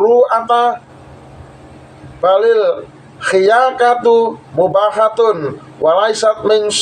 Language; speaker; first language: Arabic; non-native, fluent; Indonesian